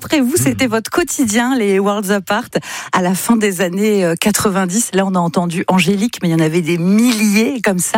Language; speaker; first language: French; native; French